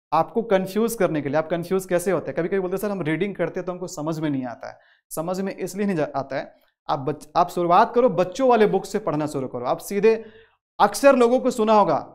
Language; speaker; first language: Hindi; native; Hindi